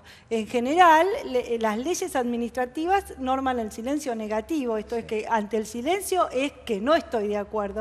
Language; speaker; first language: Spanish; native; Spanish